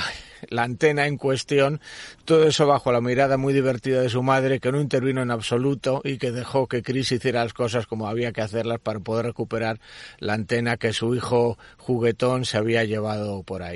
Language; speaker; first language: Spanish; native; Spanish